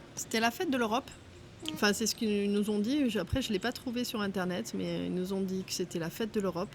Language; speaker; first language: French; native; French